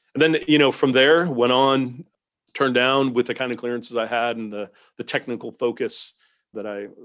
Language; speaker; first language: English; native; English